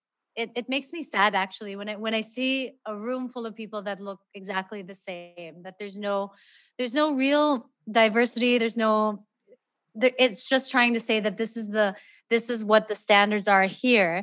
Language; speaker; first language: English; non-native, local second language; Filipino